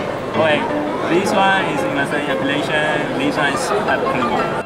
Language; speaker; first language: English; non-native, fluent; Chinese